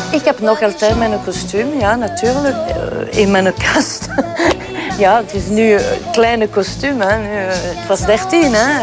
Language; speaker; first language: Dutch; non-native, local second language; French